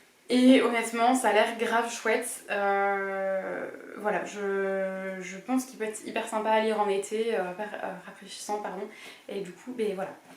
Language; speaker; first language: French; native; French